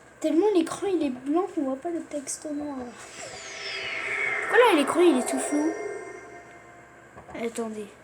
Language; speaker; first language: French; native; French